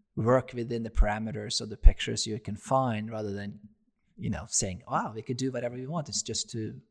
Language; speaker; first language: English; non-native, fluent; Norwegian